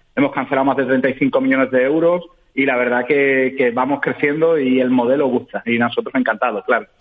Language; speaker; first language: Spanish; native; Spanish